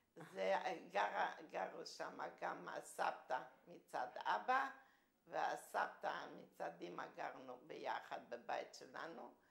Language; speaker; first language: Hebrew; early bilingual, other home language; Romanian